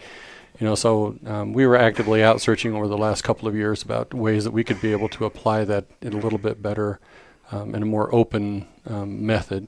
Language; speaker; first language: English; native; English